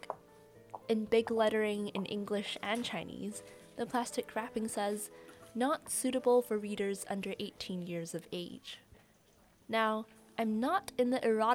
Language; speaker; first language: English; non-native, local second language; Cantonese